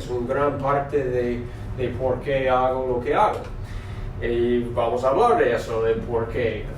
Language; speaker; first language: Spanish; non-native, fluent; English